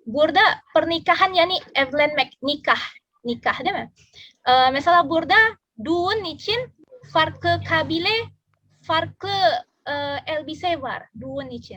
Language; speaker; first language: Turkish; non-native, learner; Indonesian